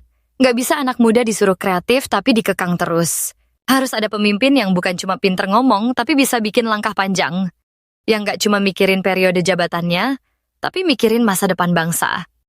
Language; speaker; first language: Indonesian; native; Indonesian